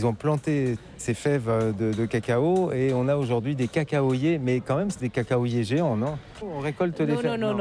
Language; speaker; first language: French; native; French